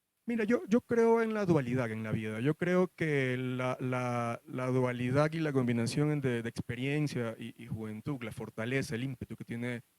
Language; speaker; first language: Spanish; native; Spanish